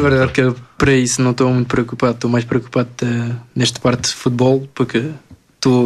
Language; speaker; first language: Portuguese; early bilingual, other home language; French